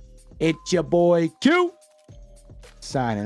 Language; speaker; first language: English; native; English